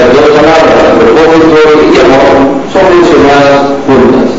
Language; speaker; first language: Spanish; native; Spanish